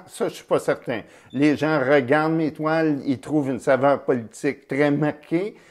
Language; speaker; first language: French; native; French